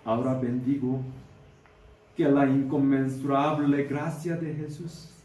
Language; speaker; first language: Spanish; non-native, learner; Korean